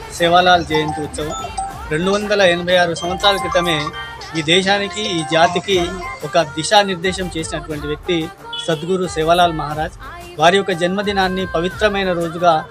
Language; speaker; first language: Telugu; non-native, local second language; Lambadi